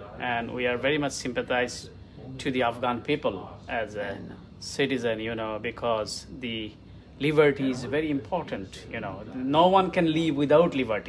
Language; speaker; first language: English; non-native, fluent; Bangla